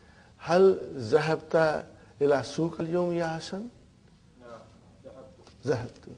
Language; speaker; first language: Arabic; non-native, fluent; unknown